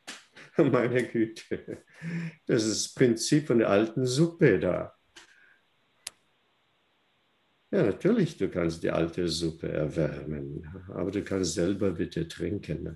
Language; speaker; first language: German; non-native, fluent; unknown